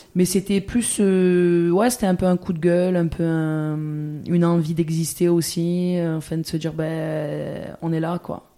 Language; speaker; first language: French; native; French